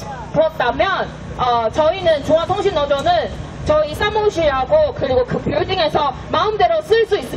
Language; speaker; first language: Korean; non-native, fluent; Chinese